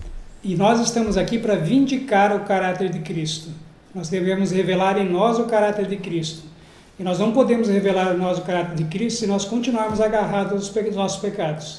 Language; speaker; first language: Portuguese; native; Portuguese